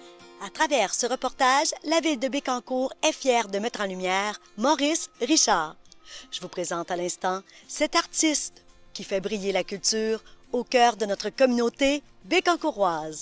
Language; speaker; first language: French; native; French